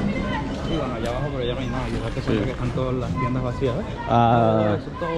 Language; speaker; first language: Spanish; native; Spanish